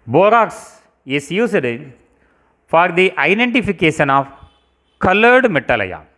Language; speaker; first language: English; non-native, local second language; Tamil